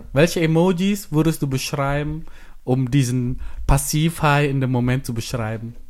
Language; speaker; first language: German; non-native, fluent; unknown